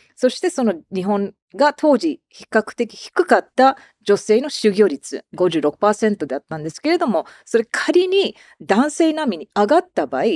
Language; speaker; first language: Japanese; non-native, fluent; English